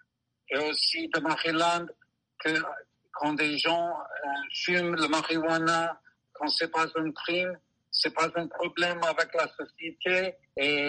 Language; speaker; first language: French; non-native, fluent; English